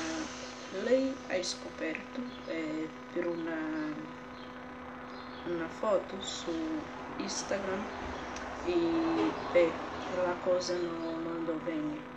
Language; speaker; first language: Italian; non-native, learner; Portuguese